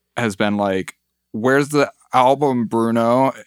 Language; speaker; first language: English; early bilingual, other home language; Spanish